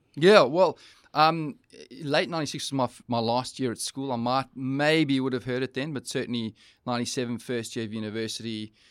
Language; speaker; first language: English; native; English